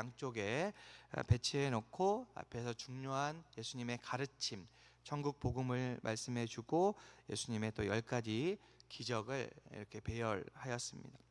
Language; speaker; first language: Korean; native; Korean